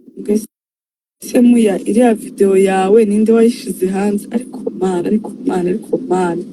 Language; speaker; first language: Kinyarwanda; native; Kinyarwanda